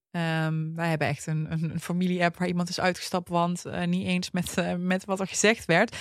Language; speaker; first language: Dutch; early bilingual, other home language; Turkish